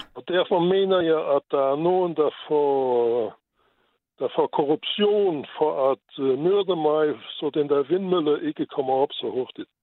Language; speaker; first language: Danish; non-native, fluent; Luxembourgish